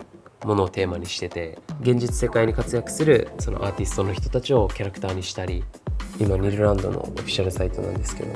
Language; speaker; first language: Japanese; native; Japanese